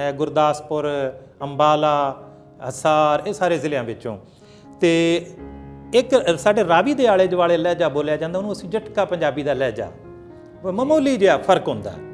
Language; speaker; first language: Punjabi; native; Punjabi